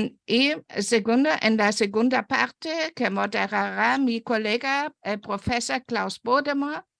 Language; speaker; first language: Spanish; non-native, fluent; German